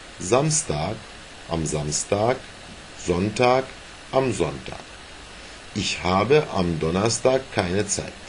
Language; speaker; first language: German; non-native, fluent; Turkish